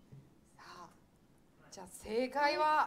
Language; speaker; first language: Japanese; native; Japanese